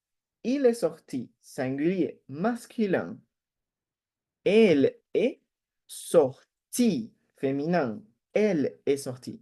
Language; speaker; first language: French; non-native, fluent; Spanish